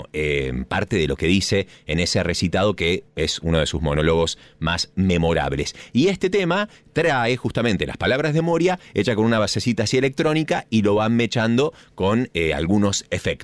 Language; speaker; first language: Spanish; native; Spanish